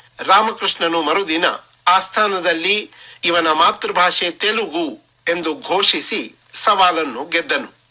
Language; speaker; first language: Kannada; non-native, local second language; Marathi